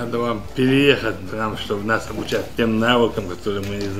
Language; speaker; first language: Russian; non-native, local second language; Chechen